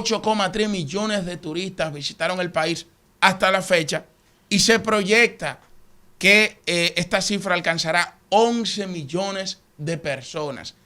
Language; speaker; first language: Spanish; native; Spanish